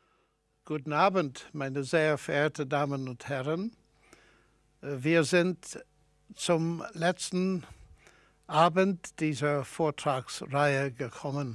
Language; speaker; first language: German; non-native, fluent; English